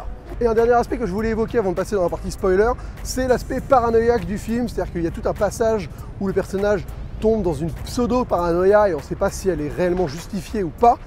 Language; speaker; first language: French; native; French